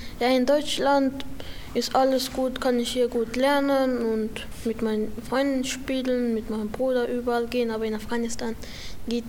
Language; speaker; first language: German; non-native, learner; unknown